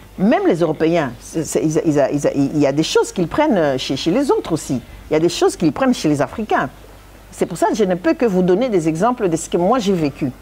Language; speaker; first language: French; non-native, local second language; Lingala